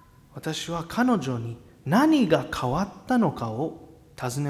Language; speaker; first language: Japanese; non-native, fluent; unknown